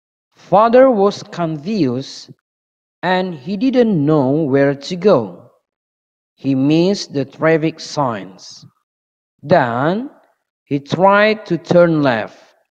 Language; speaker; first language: English; non-native, fluent; Indonesian